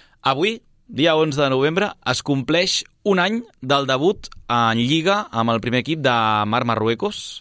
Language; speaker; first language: Catalan; native; Catalan